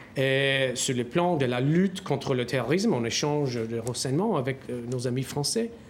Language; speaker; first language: French; non-native, fluent; English